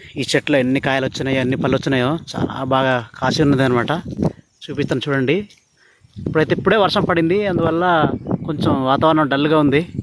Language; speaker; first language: Telugu; non-native, local second language; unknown